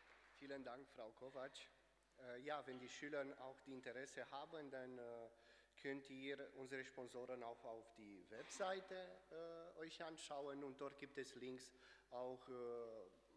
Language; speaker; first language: German; non-native, fluent; Romanian